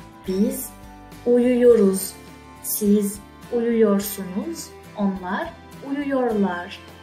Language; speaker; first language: Turkish; non-native, fluent; French